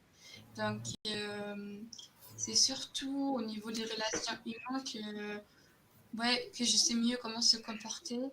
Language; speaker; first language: French; non-native, fluent; German